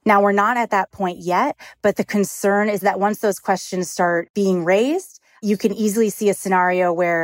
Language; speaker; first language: English; native; English